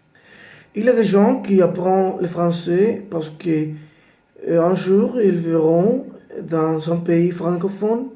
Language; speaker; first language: French; non-native, learner; Spanish